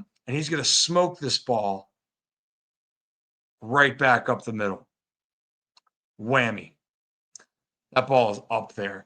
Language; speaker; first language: English; native; English